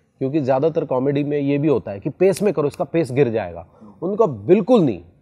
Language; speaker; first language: Hindi; native; Hindi